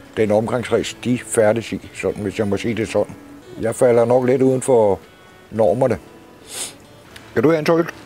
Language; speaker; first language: Danish; native; Danish